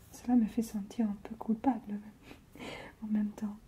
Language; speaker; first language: French; non-native, fluent; Italian